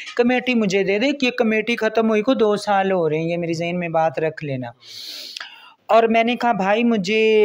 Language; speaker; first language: Urdu; non-native, local second language; Punjabi